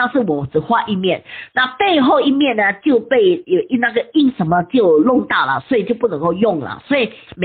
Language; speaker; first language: Chinese; native; Chinese